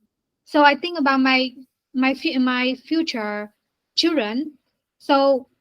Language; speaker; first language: English; non-native, learner; Vietnamese